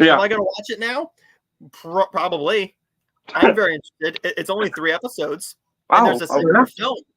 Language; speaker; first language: English; native; English